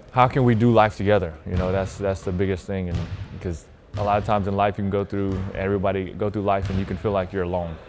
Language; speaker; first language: English; native; English